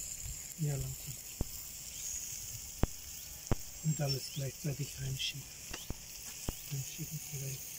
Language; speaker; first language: German; native; German